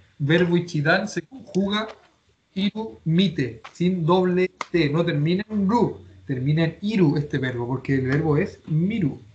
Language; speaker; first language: Spanish; native; Spanish